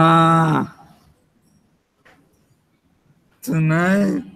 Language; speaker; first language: English; non-native, learner; Spanish